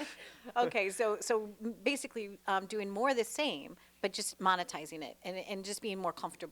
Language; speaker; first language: English; native; English